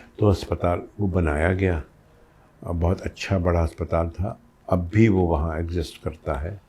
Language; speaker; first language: Urdu; native; Urdu